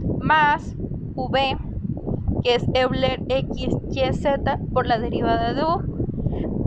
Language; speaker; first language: Spanish; native; Spanish